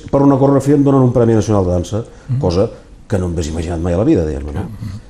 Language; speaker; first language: Catalan; native; Catalan